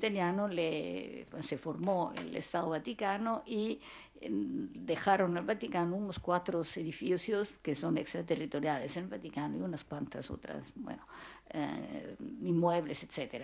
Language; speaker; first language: Spanish; non-native, fluent; Italian